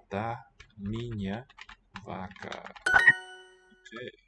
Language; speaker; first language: Portuguese; non-native, learner; English